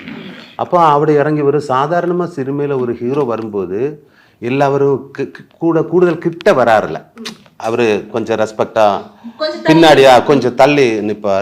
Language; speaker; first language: Tamil; non-native, learner; Malayalam